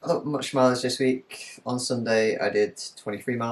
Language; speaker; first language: English; native; English